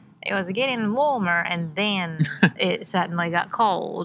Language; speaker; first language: English; non-native, fluent; Japanese